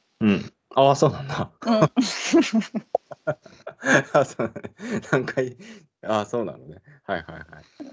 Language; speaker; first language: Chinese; non-native, learner; Japanese